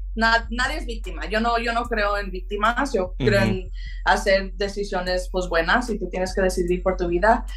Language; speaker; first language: Spanish; early bilingual, heritage; Spanish